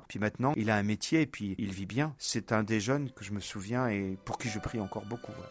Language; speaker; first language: French; native; French